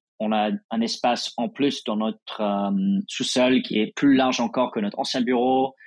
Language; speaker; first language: French; non-native, fluent; English